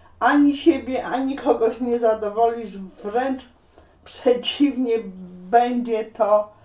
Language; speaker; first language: Polish; native; Polish